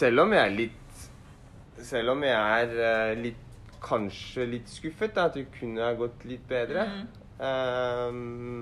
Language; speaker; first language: Norwegian; non-native, learner; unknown